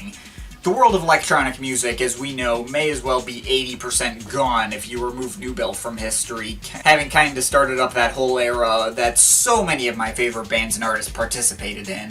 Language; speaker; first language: English; native; English